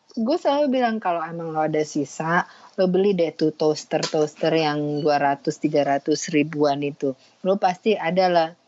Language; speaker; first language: Indonesian; early bilingual, other home language; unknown